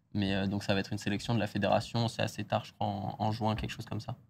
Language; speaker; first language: French; native; French